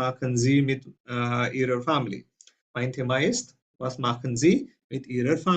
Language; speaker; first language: German; non-native, fluent; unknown